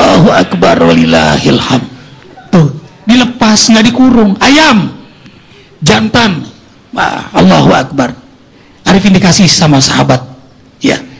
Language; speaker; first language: Indonesian; native; Indonesian